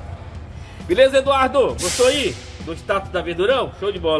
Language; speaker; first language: Portuguese; native; Portuguese